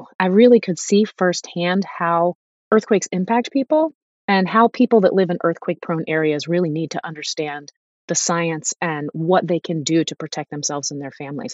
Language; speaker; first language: English; native; English